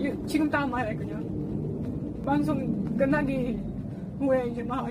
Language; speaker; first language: Korean; non-native, learner; Czech